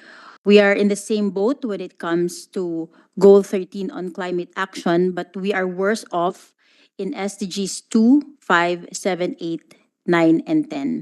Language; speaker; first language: English; non-native, local second language; Filipino